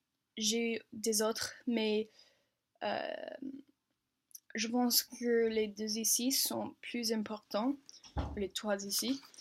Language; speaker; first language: French; non-native, learner; English